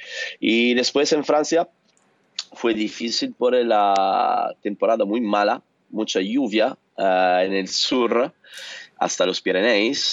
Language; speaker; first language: Spanish; non-native, learner; Italian